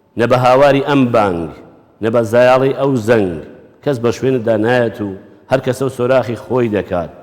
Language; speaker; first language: Central Kurdish; native; Central Kurdish